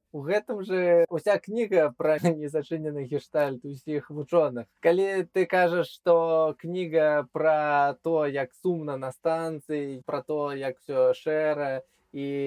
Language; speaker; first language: Belarusian; non-native, local second language; Russian